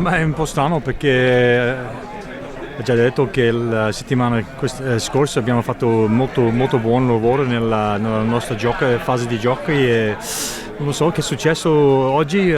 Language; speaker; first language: Italian; non-native, learner; English